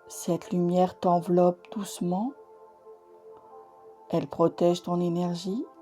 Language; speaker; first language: French; native; French